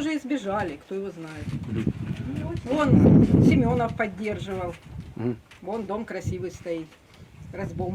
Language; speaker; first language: Russian; native; Russian